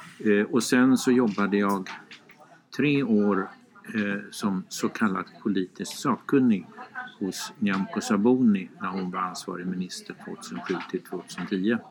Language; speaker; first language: Swedish; native; Swedish